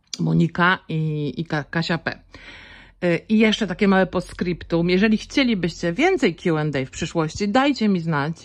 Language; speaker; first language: Polish; native; Polish